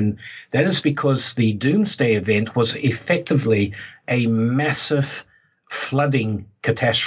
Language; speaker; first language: English; native; English